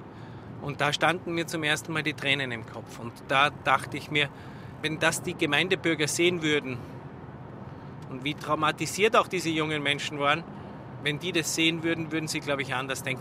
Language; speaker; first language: German; native; German